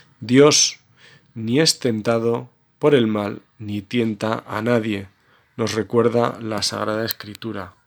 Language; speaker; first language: Spanish; native; Spanish